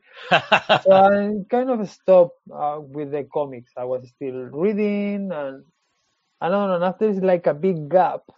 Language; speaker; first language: English; non-native, fluent; Spanish